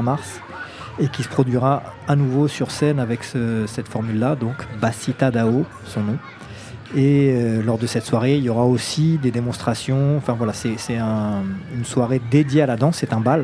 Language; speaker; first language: French; native; French